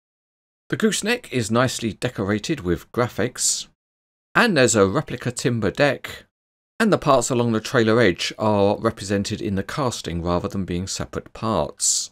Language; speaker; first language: English; native; English